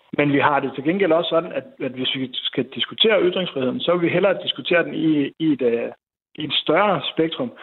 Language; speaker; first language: Danish; native; Danish